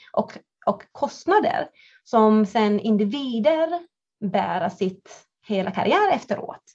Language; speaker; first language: Swedish; non-native, fluent; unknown